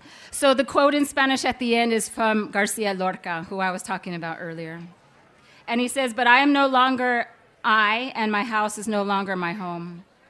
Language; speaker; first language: English; native; English